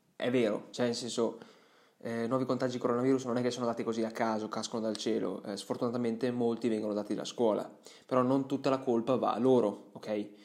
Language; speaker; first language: Italian; early bilingual, other home language; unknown